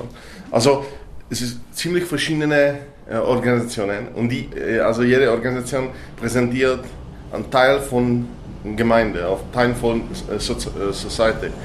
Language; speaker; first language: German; non-native, learner; Czech